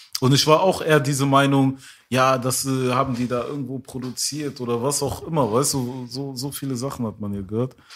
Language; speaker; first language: German; early bilingual, other home language; French